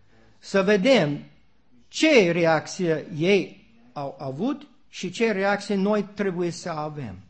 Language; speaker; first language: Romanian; non-native, learner; English